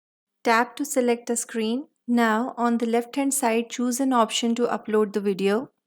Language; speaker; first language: English; non-native, local second language; Hindi